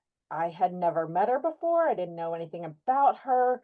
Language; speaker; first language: English; native; English